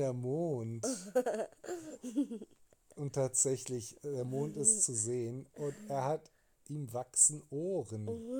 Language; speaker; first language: German; native; German